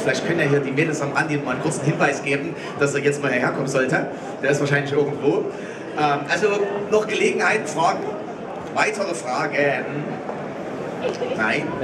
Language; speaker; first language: German; native; German